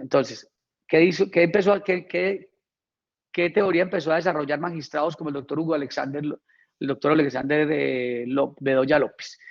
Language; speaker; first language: Spanish; native; Spanish